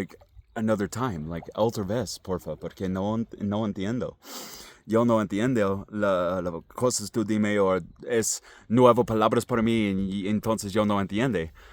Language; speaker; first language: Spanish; non-native, learner; English